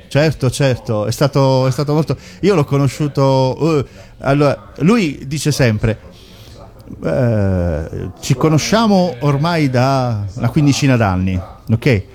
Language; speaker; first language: Italian; native; Italian